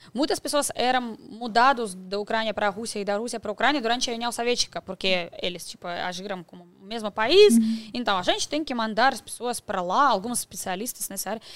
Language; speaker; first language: Portuguese; non-native, fluent; Russian